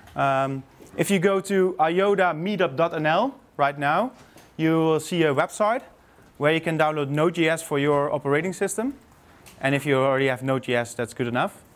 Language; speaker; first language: English; non-native, fluent; Dutch